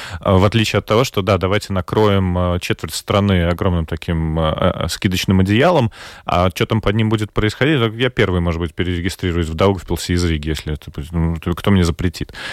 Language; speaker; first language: Russian; non-native, local second language; Latvian